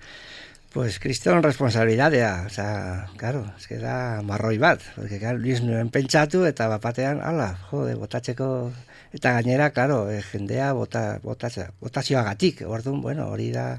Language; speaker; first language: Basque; non-native, local second language; Spanish